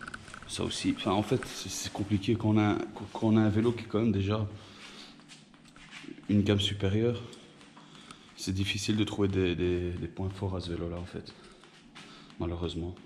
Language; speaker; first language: French; native; French